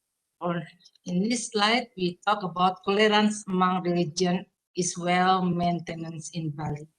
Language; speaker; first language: English; non-native, fluent; Indonesian